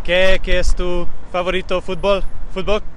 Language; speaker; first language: Spanish; non-native, learner; Hungarian